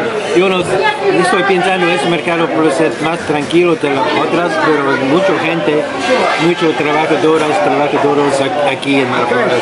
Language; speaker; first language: Spanish; non-native, learner; English